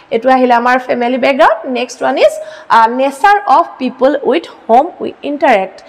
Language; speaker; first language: English; non-native, local second language; Assamese